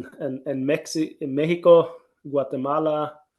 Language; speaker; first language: Spanish; non-native, fluent; Norwegian